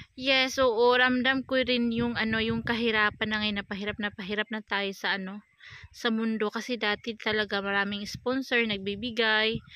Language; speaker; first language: Filipino; native; Filipino